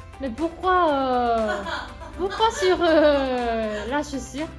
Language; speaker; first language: French; non-native, learner; Korean